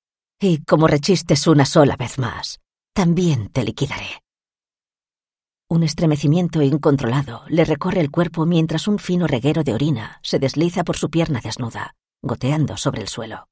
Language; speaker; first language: Spanish; native; Spanish